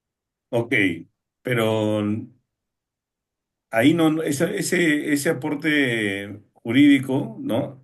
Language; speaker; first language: Spanish; native; Spanish